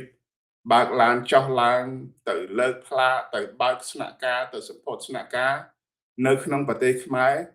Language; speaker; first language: Khmer; native; Khmer